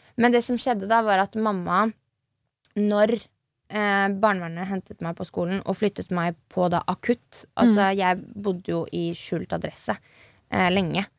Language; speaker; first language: Norwegian; early bilingual, other home language; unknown